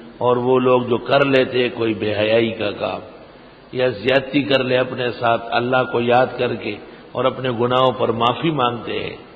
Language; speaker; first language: Urdu; non-native, local second language; Pashto